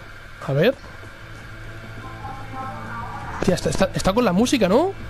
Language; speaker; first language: Spanish; native; Spanish